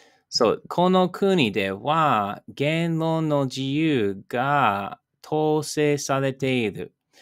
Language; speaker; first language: Japanese; non-native, learner; English